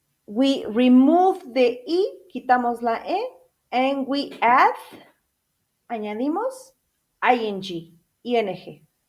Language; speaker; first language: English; non-native, fluent; Spanish